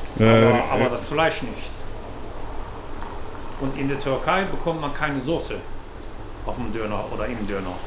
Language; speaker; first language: German; non-native, fluent; Turkish